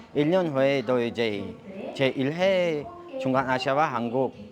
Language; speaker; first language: Korean; non-native, fluent; Tajik